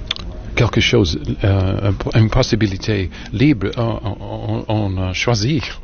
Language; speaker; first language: French; non-native, learner; English